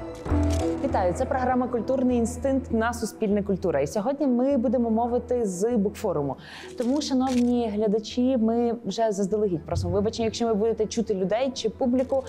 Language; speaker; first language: Ukrainian; native; Ukrainian